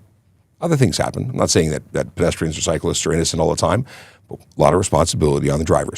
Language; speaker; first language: English; native; English